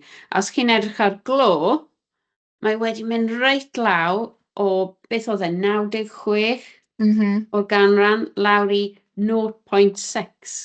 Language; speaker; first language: Welsh; native; Welsh